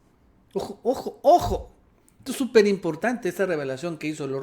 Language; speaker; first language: Spanish; native; Spanish